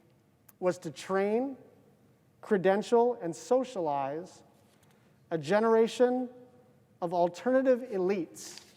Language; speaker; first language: English; native; English